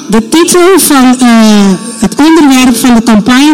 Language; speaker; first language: Dutch; non-native, fluent; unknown